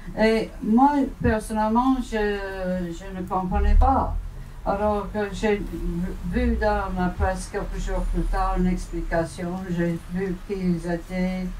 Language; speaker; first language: French; non-native, fluent; English